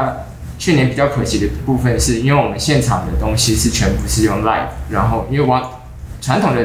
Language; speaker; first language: Chinese; native; Chinese